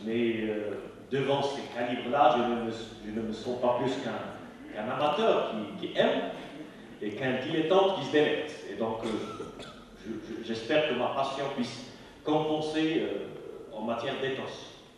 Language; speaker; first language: French; non-native, local second language; Arabic